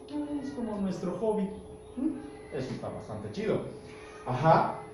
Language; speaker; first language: Spanish; native; Spanish